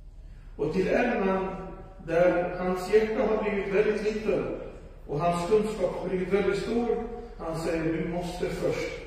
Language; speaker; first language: Swedish; non-native, fluent; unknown